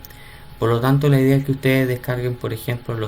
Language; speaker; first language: Spanish; native; Spanish